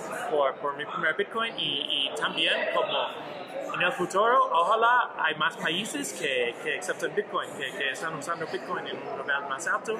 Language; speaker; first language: Spanish; non-native, learner; English